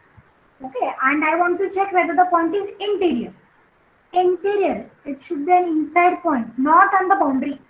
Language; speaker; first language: English; non-native, local second language; Marathi